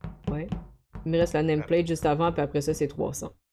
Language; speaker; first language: French; native; French